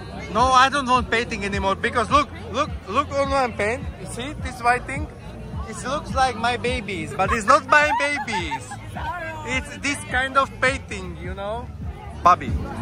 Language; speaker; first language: English; non-native, learner; Slovak